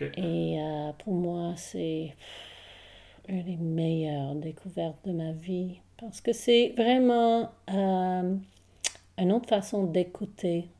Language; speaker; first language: French; non-native, local second language; English